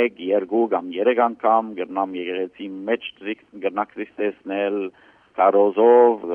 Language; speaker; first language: Armenian; early bilingual, heritage; Armenian